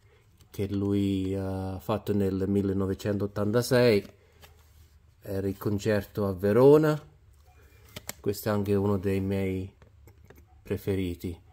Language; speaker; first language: Italian; early bilingual, heritage; Italian